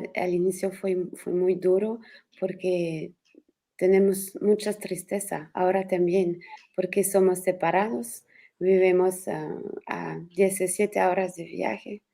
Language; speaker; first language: Spanish; non-native, learner; French